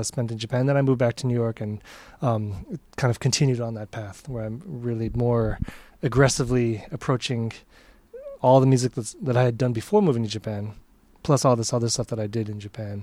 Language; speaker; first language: English; native; English